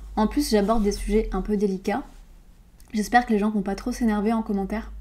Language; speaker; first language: French; native; French